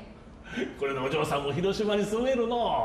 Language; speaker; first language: Japanese; native; Japanese